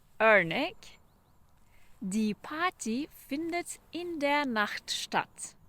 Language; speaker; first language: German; non-native, fluent; Turkish